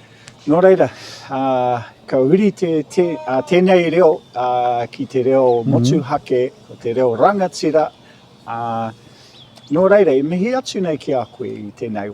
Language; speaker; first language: Māori; non-native, local second language; English